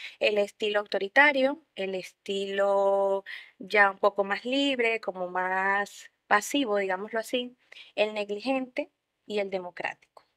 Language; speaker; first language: Spanish; native; Spanish